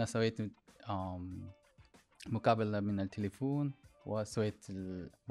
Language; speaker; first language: Arabic; non-native, learner; Korean